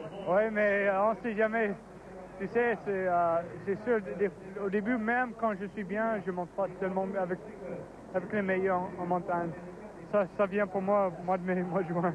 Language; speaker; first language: French; non-native, fluent; English